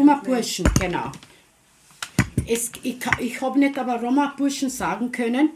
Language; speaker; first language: German; non-native, local second language; Romany